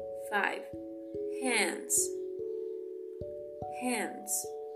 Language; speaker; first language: English; non-native, fluent; Spanish